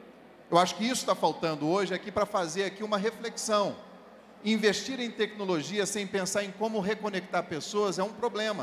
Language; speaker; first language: Portuguese; native; Portuguese